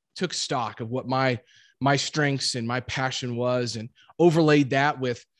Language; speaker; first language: English; native; English